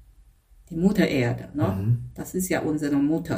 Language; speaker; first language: German; non-native, fluent; Chinese